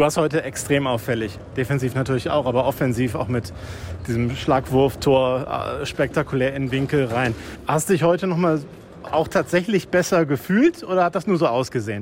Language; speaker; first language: German; native; German